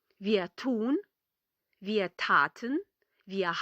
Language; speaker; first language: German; non-native, fluent; Ukrainian